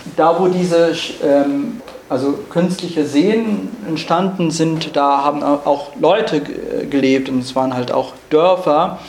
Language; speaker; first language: German; non-native, fluent; Arabic